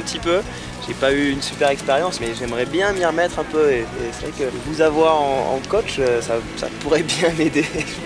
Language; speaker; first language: French; native; French